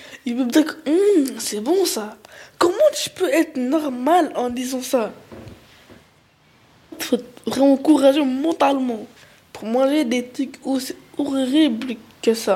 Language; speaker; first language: French; early bilingual, other home language; Arabic